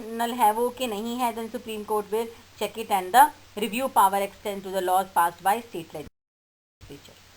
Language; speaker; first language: English; non-native, local second language; Hindi